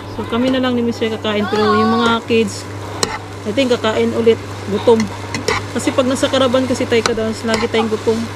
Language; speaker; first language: Filipino; non-native, local second language; Cebuano